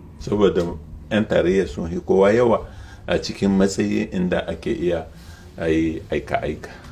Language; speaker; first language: Hausa; non-native, local second language; Arabic